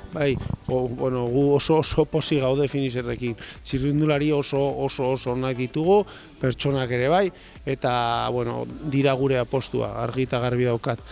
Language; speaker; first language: Basque; non-native, local second language; Spanish